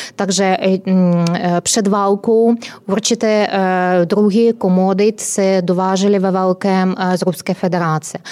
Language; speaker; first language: Czech; non-native, fluent; Ukrainian